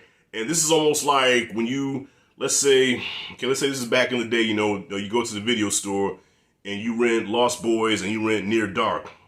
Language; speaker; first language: English; native; English